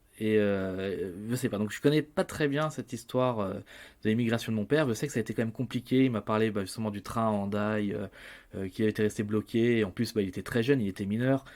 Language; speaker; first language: French; native; French